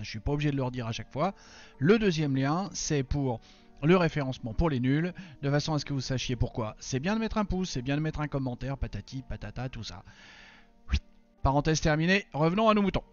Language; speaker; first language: French; native; French